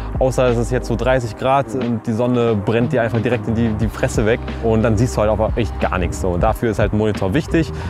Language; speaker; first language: German; early bilingual, other home language; Russian